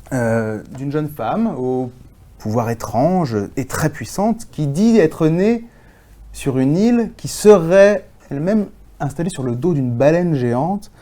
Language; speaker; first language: French; native; French